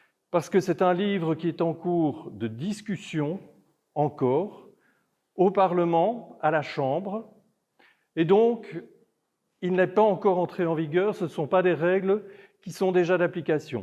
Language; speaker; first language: French; native; French